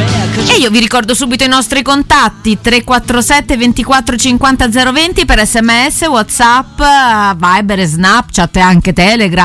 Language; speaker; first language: Italian; native; Italian